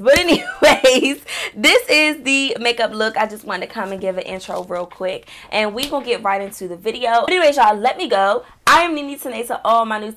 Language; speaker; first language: English; native; English